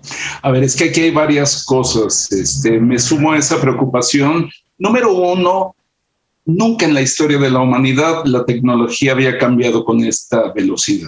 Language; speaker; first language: Spanish; native; Spanish